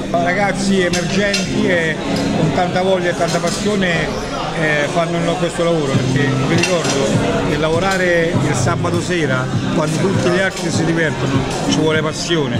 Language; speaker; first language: Italian; native; Italian